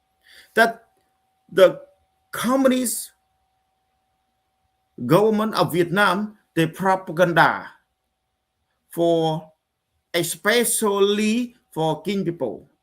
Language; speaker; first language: English; non-native, learner; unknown